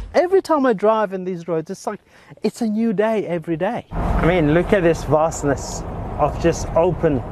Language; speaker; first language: English; non-native, local second language; Xhosa